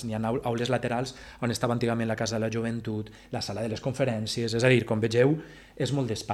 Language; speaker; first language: Catalan; native; Catalan